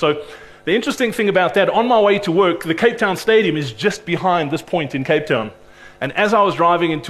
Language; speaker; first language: English; native; English